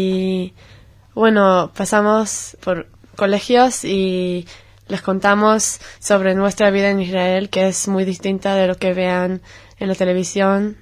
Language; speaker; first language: Spanish; non-native, fluent; Hebrew